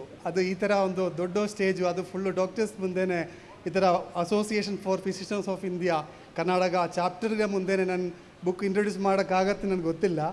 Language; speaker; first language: Kannada; non-native, learner; Malayalam